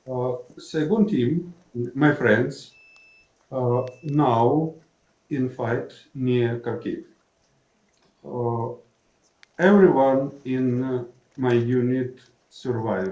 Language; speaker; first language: English; non-native, fluent; Ukrainian